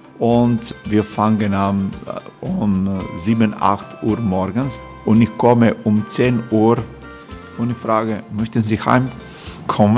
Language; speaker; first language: German; non-native, learner; Croatian